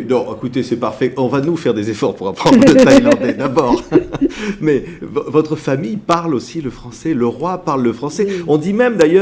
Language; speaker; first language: French; native; French